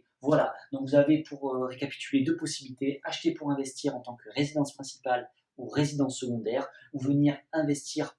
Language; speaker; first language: French; native; French